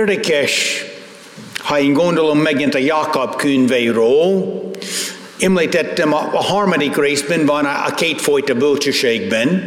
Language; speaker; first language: Hungarian; non-native, fluent; English